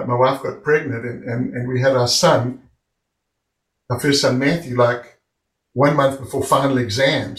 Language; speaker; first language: English; native; English